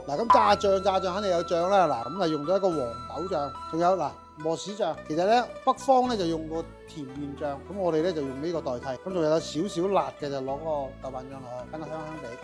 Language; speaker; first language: Cantonese; native; Cantonese